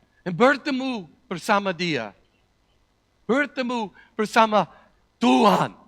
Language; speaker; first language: Indonesian; non-native, learner; English